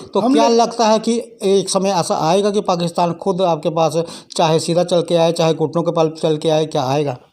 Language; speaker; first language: Hindi; non-native, local second language; Dogri